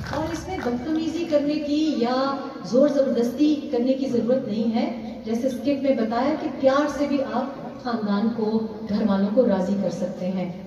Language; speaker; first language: Urdu; non-native, local second language; Pashto